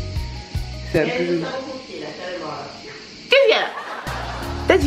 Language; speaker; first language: French; native; French